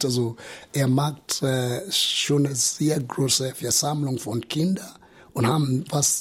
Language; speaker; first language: German; non-native, fluent; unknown